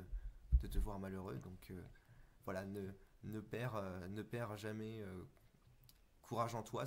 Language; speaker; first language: French; native; French